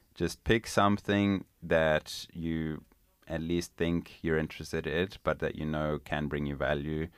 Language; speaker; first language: English; non-native, local second language; Italian